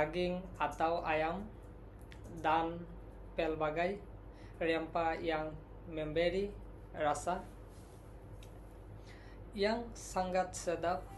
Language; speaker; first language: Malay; non-native, learner; Bangla